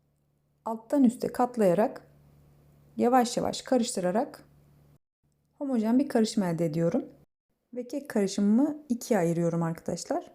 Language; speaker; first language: Turkish; native; Turkish